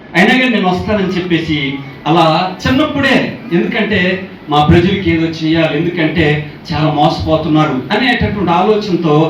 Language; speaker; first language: Telugu; non-native, local second language; Koya